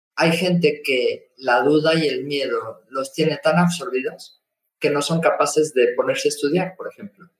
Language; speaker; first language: Spanish; native; Spanish